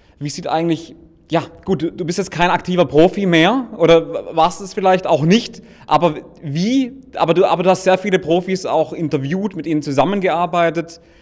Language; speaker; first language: German; native; German